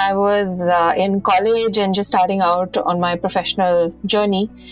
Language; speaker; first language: English; non-native, local second language; Punjabi